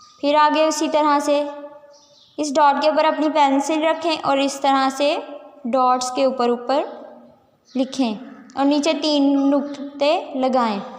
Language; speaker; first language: Urdu; non-native, local second language; Punjabi